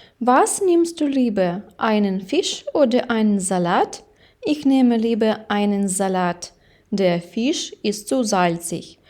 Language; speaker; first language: German; non-native, fluent; Ukrainian